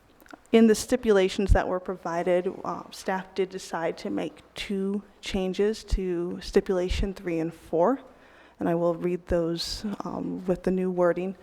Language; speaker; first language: English; native; English